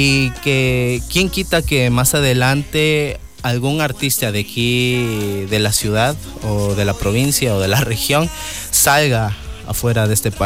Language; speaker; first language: Spanish; native; Spanish